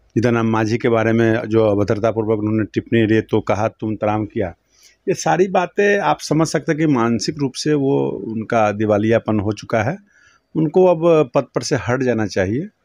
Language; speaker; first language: Hindi; native; Hindi